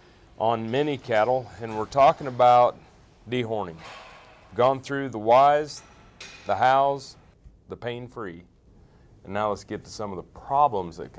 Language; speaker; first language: English; native; English